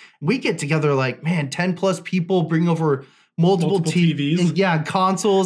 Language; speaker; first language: English; native; English